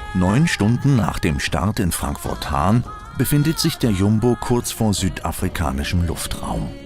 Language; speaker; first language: German; native; German